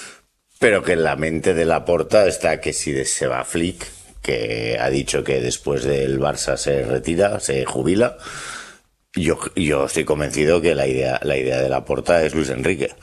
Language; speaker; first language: Spanish; native; Spanish